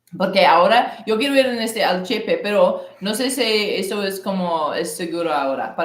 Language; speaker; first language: Spanish; non-native, learner; English